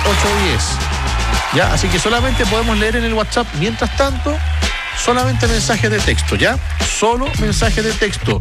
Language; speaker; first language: Spanish; native; Spanish